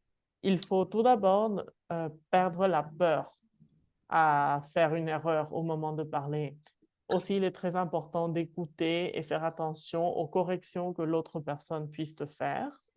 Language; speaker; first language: French; non-native, fluent; Spanish